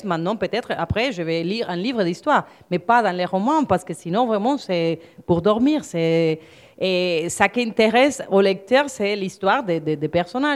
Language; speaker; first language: French; non-native, fluent; Spanish